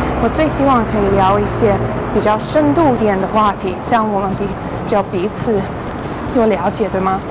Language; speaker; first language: Chinese; early bilingual, heritage; Chinese